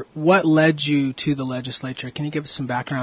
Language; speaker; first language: English; native; English